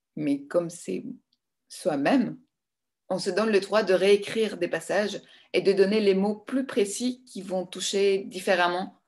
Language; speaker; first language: French; non-native, fluent; Greek